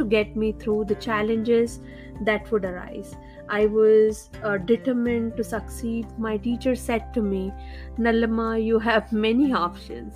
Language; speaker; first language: English; non-native, local second language; Hindi